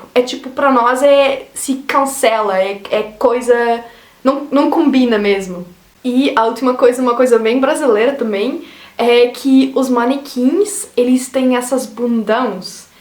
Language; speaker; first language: Portuguese; non-native, fluent; German